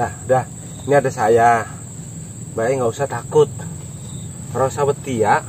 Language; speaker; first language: Indonesian; native; Indonesian